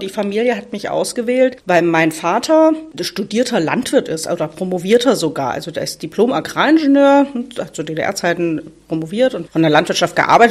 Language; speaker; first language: German; native; German